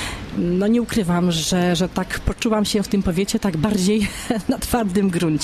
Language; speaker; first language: Polish; native; Polish